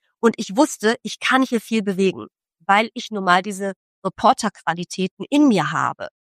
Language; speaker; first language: German; early bilingual, other home language; Polish